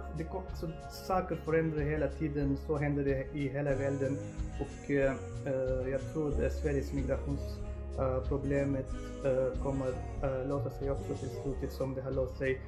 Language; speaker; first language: Swedish; non-native, fluent; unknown